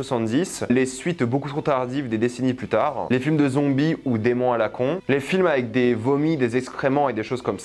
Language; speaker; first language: French; native; French